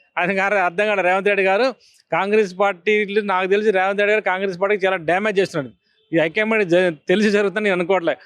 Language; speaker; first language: Telugu; native; Telugu